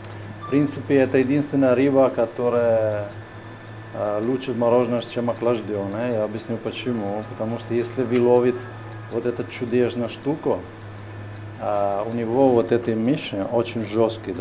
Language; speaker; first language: Russian; non-native, fluent; Italian